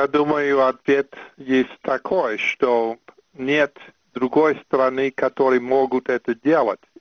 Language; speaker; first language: Russian; non-native, fluent; English